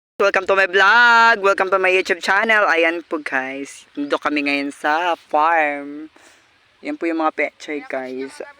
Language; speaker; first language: Filipino; non-native, local second language; Cebuano